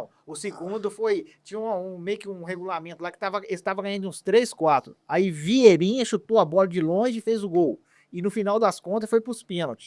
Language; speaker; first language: Portuguese; native; Portuguese